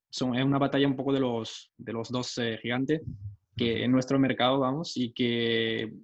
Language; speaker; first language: Spanish; non-native, fluent; French